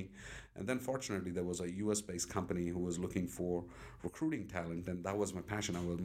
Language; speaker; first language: English; native; English